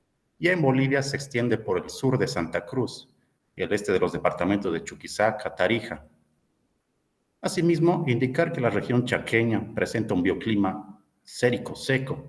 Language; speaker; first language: Spanish; native; Spanish